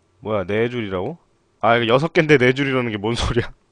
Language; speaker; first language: Korean; native; Korean